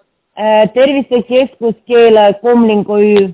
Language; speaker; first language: Estonian; non-native, learner; Russian